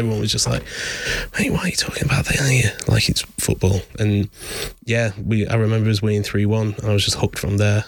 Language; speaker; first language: English; native; English